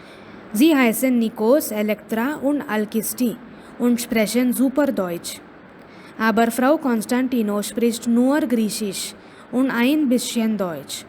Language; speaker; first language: German; non-native, fluent; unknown